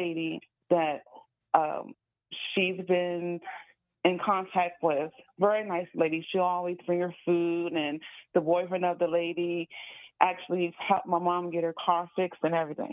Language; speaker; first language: English; native; English